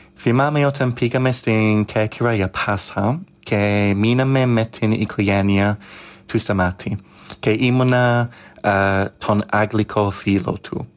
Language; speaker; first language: Greek; non-native, learner; English